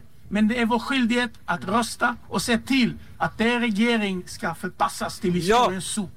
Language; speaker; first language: Swedish; non-native, fluent; Hebrew